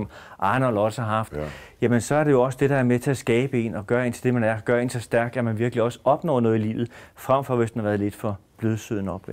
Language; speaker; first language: Danish; native; Danish